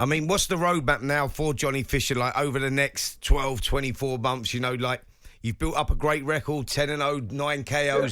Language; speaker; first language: English; native; English